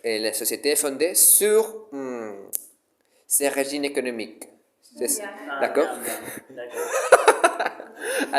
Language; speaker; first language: French; non-native, learner; Spanish